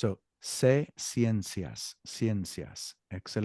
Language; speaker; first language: Spanish; non-native, fluent; English